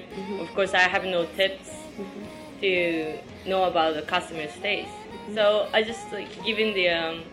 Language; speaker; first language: English; non-native, fluent; Japanese